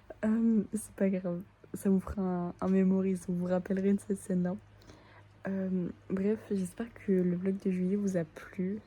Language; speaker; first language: French; native; French